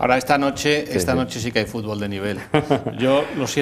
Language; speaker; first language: Spanish; native; Spanish